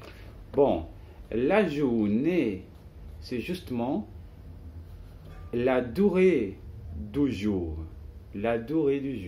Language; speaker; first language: French; non-native, learner; Portuguese